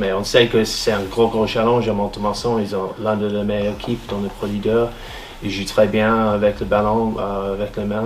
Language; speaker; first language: French; non-native, fluent; English